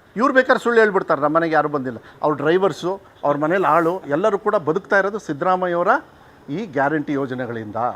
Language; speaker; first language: Kannada; native; Kannada